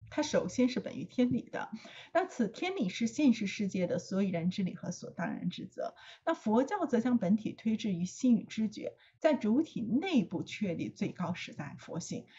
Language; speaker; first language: Chinese; native; Chinese